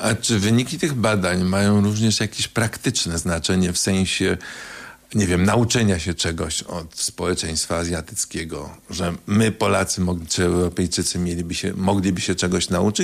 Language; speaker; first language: Polish; native; Polish